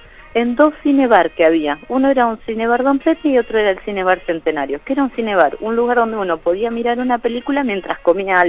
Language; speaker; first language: Spanish; native; Spanish